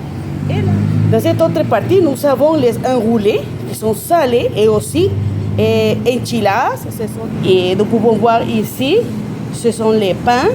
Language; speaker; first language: French; non-native, fluent; Spanish